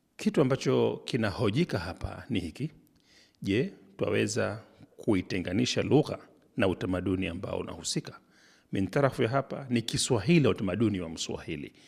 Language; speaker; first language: Swahili; native; Swahili